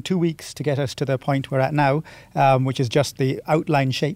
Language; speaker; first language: English; native; English